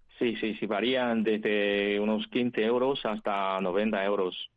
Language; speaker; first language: Spanish; non-native, fluent; Chinese